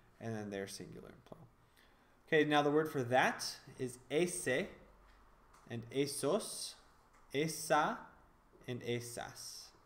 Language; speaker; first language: English; native; English